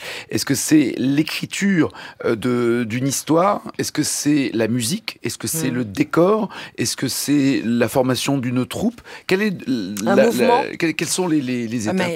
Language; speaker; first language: French; native; French